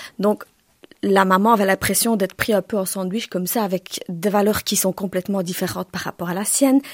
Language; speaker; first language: French; early bilingual, other home language; Turkish